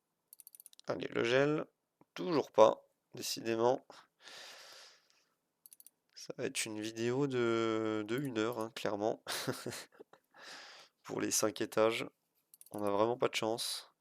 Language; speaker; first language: French; native; French